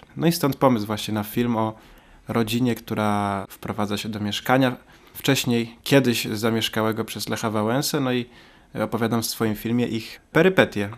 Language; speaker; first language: Polish; native; Polish